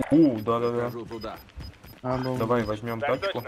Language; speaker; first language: Russian; non-native, local second language; Latvian